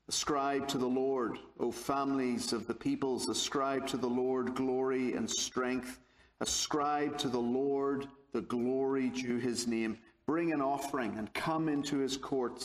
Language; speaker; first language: English; native; English